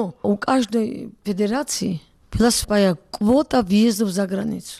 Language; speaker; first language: Russian; non-native, local second language; Georgian